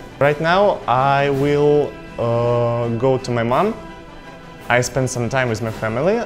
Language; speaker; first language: English; non-native, fluent; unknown